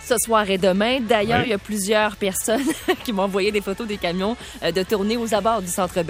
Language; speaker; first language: French; native; French